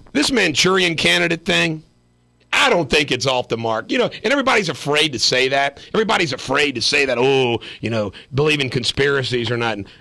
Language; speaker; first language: English; native; English